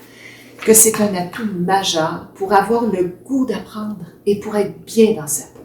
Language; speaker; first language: French; native; French